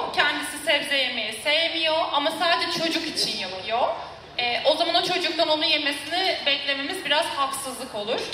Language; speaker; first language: Turkish; native; Turkish